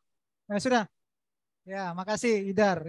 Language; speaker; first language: Indonesian; native; Indonesian